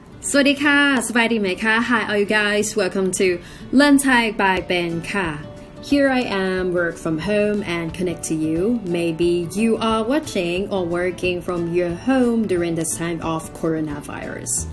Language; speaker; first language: English; non-native, fluent; Thai